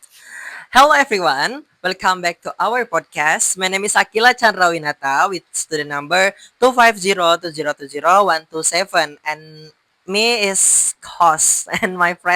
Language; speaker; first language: English; non-native, learner; Indonesian